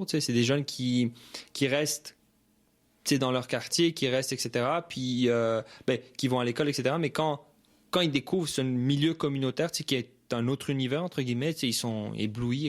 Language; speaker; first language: French; early bilingual, other home language; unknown